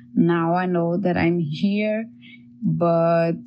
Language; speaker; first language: English; non-native, learner; Portuguese